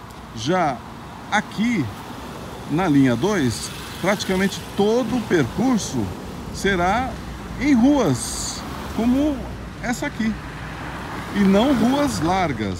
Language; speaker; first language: Portuguese; native; Portuguese